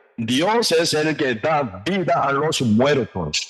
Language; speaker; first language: Spanish; non-native, learner; Korean